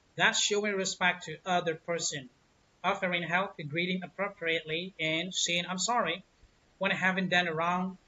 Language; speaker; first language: English; non-native, fluent; Burmese